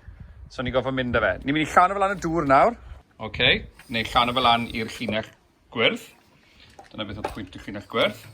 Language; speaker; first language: Welsh; native; Welsh